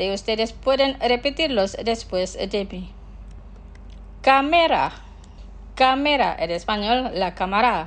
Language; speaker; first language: Spanish; non-native, fluent; Indonesian